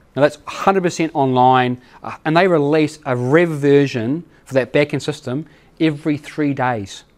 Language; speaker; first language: English; native; English